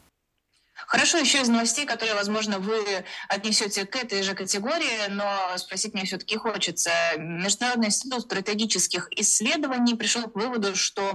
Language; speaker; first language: Russian; native; Russian